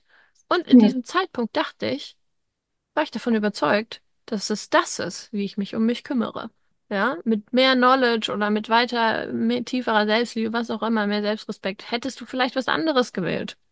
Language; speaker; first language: German; native; German